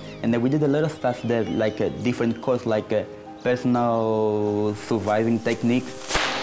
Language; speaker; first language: English; non-native, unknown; Portuguese